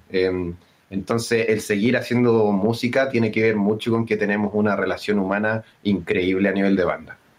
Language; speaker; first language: Spanish; native; Spanish